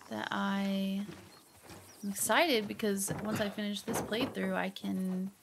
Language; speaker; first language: English; native; English